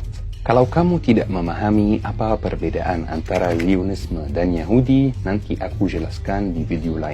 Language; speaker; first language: Indonesian; non-native, fluent; Arabic